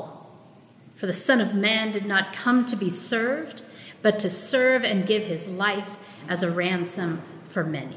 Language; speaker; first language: English; non-native, local second language; Filipino